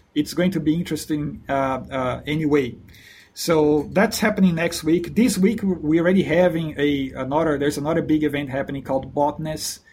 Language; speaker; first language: English; non-native, fluent; Portuguese